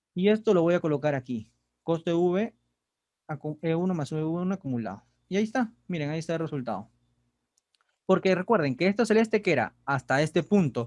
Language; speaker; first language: Spanish; native; Spanish